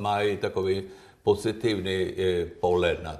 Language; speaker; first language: Czech; non-native, learner; Swedish